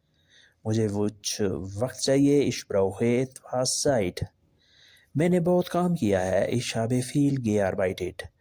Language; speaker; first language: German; non-native, learner; Urdu